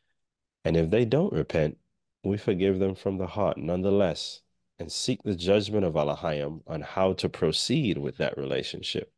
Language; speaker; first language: English; native; English